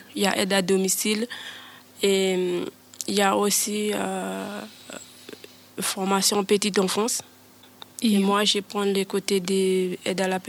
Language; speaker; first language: French; non-native, learner; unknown